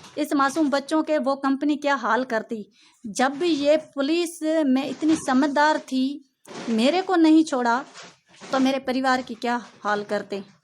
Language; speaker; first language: Urdu; non-native, local second language; Sindhi